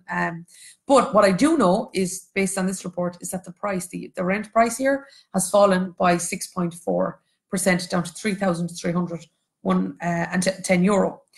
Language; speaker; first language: English; native; English